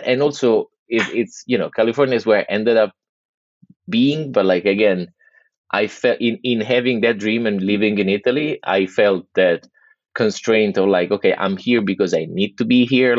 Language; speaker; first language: English; non-native, fluent; Italian